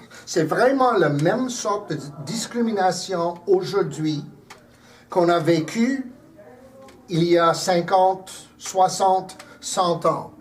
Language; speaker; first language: French; non-native, local second language; English